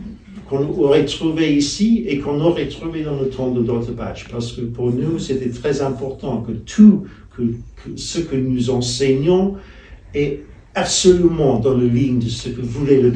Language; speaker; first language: French; non-native, fluent; English